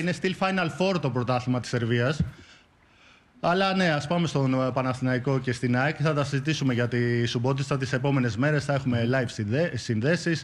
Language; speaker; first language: Greek; native; Greek